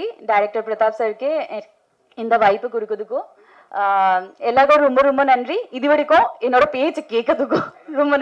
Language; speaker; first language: Tamil; non-native, fluent; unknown